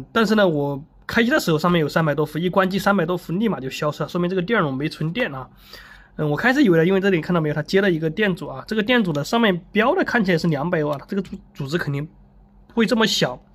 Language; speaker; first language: Chinese; native; Chinese